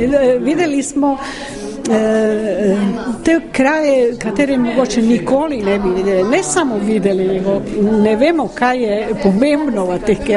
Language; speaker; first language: Slovenian; non-native, learner; Croatian